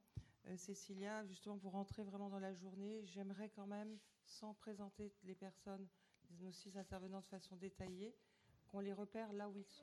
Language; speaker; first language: French; native; French